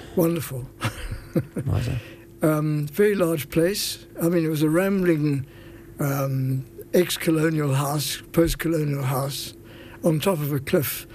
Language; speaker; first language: English; native; English